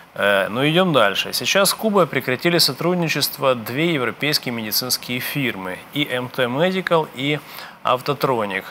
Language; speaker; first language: Russian; native; Russian